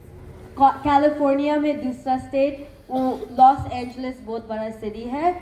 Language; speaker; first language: Hindi; non-native, learner; Gujarati